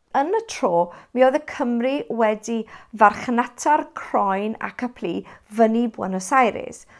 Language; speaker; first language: Welsh; non-native, local second language; English